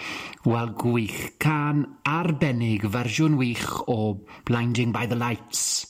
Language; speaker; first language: Welsh; native; Welsh